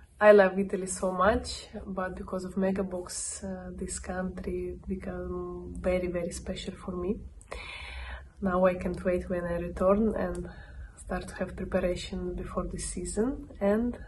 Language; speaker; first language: English; non-native, learner; Russian